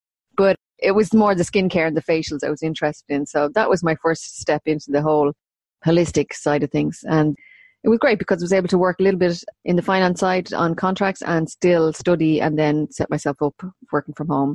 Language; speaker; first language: English; native; English